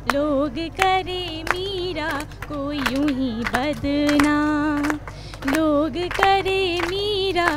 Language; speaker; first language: Hindi; native; Hindi